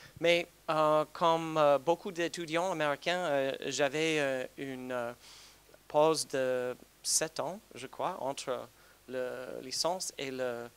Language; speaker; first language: French; non-native, fluent; English